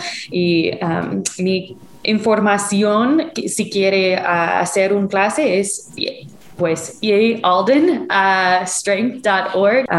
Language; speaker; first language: Spanish; non-native, fluent; English